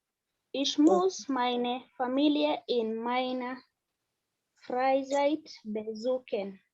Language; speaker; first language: German; non-native, learner; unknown